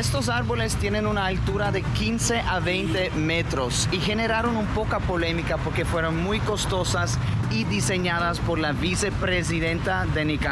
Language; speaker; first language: Spanish; non-native, fluent; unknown